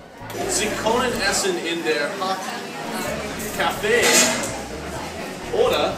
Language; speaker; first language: German; non-native, learner; English